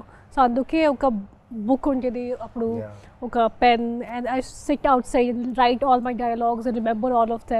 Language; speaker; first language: Telugu; non-native, local second language; Hindi